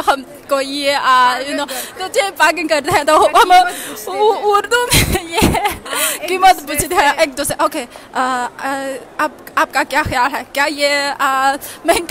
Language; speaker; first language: Hindi; non-native, learner; Chinese